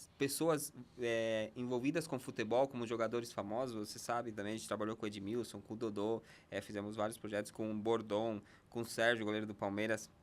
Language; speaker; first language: Portuguese; non-native, fluent; Spanish